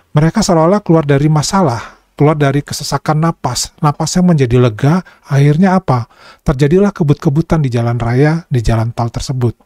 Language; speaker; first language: Indonesian; native; Indonesian